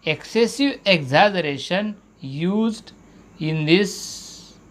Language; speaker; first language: English; non-native, local second language; Marathi